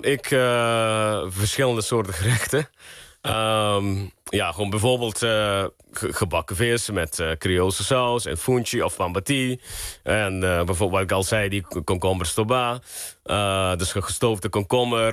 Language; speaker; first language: Dutch; non-native, local second language; Papiamento